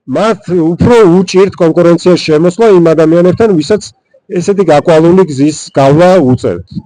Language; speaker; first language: Georgian; native; Georgian